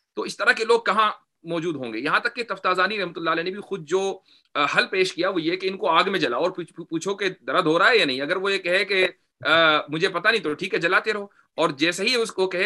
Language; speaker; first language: Urdu; native; Urdu